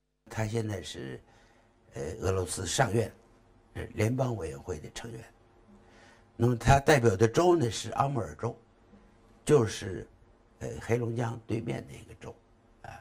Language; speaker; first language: Chinese; native; Chinese